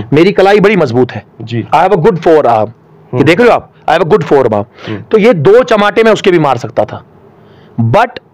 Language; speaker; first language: Urdu; non-native, local second language; Kashmiri